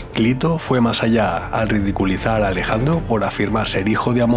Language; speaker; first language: Spanish; native; Spanish